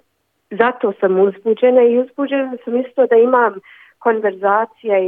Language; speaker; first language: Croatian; early bilingual, other home language; Bosnian